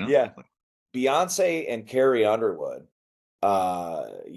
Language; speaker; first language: English; native; English